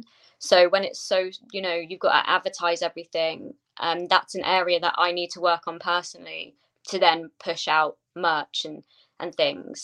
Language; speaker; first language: English; native; English